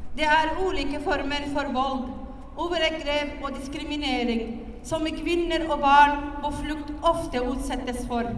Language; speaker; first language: Norwegian; non-native, fluent; Arabic